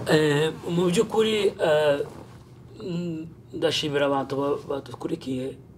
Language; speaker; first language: Kinyarwanda; early bilingual, heritage; Kinyarwanda